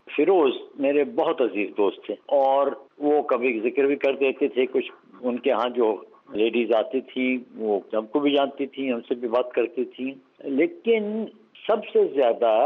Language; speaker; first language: Hindi; native; Hindi